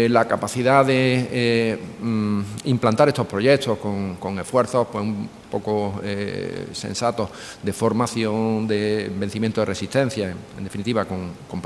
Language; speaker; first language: Spanish; native; Spanish